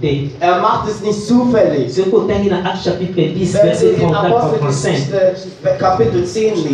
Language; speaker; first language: German; non-native, learner; French